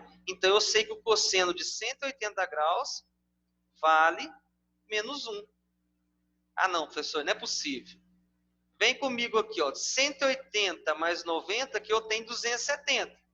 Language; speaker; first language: Portuguese; native; Portuguese